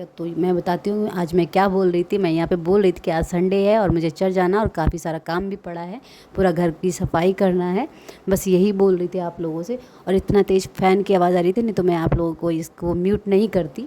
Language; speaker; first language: Hindi; native; Hindi